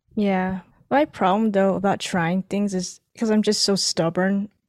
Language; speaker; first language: English; early bilingual, other home language; Filipino